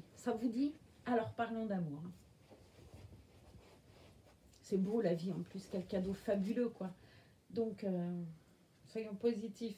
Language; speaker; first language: French; native; French